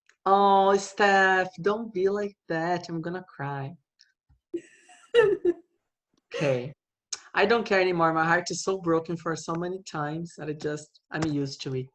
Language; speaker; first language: English; non-native, fluent; Portuguese